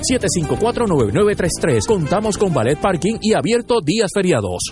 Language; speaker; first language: Spanish; native; Spanish